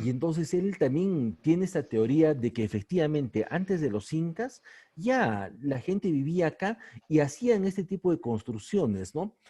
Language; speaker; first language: Spanish; native; Spanish